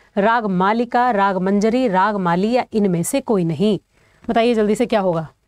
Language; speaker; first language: Hindi; native; Hindi